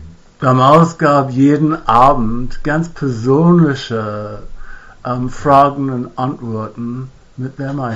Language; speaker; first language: German; non-native, fluent; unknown